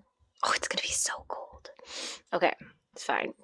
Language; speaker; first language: English; native; English